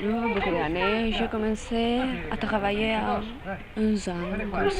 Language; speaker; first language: French; non-native, learner; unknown